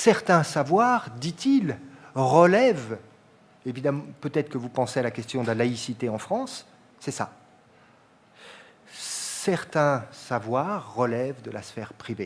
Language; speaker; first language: French; native; French